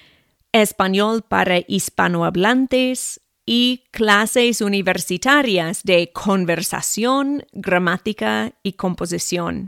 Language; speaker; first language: Spanish; non-native, fluent; English